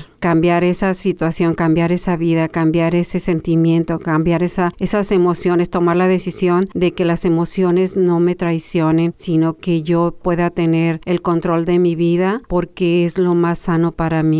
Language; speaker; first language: Spanish; native; Spanish